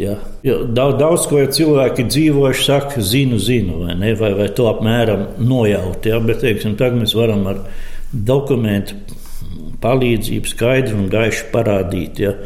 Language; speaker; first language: Latvian; native; Latvian